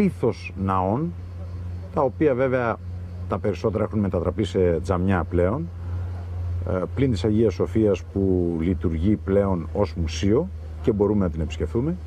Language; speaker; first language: Greek; native; Greek